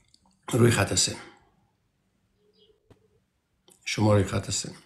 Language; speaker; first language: Persian; native; Persian